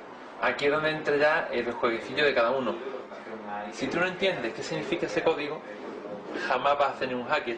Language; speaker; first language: Spanish; native; Spanish